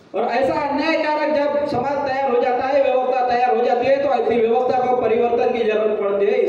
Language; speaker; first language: Hindi; non-native, local second language; Marathi